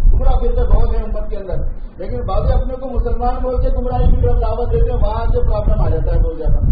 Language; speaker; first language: Urdu; native; Urdu